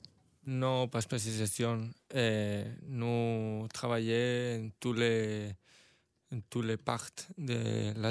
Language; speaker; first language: French; non-native, learner; Spanish